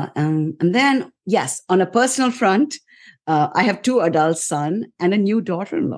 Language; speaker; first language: English; non-native, local second language; Tamil